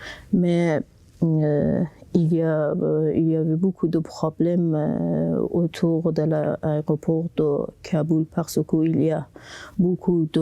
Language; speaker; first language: French; non-native, local second language; Persian